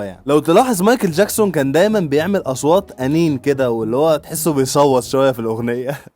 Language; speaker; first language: Arabic; native; Arabic